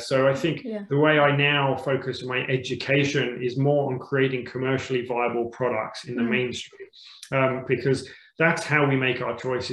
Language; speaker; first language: English; native; English